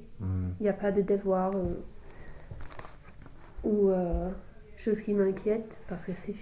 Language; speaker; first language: French; non-native, fluent; English